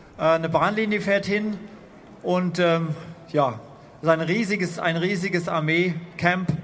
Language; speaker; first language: German; native; German